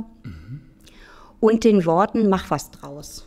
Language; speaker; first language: German; native; German